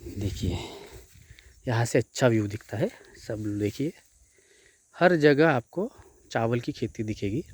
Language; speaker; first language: Hindi; non-native, local second language; Marathi